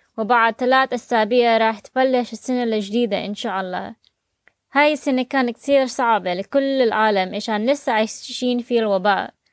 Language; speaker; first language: Arabic; native; Arabic